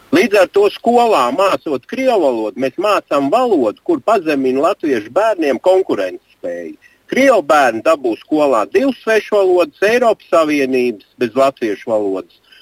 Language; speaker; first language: Latvian; non-native, fluent; Russian